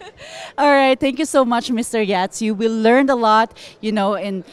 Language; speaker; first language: English; non-native, local second language; Filipino